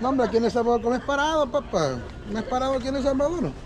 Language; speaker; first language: Spanish; native; Spanish